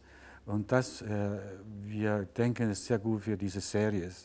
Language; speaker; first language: German; non-native, learner; Italian